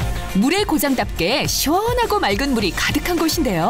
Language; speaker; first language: Korean; native; Korean